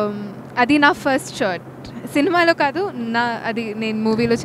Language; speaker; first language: Telugu; non-native, local second language; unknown